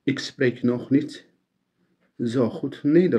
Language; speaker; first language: Dutch; non-native, learner; Turkish